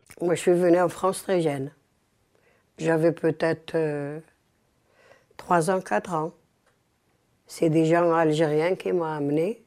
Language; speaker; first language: French; early bilingual, other home language; Arabic